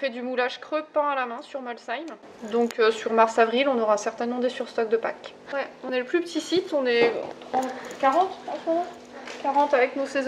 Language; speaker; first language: French; native; French